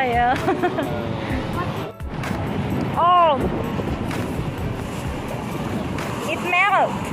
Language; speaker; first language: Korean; non-native, learner; Filipino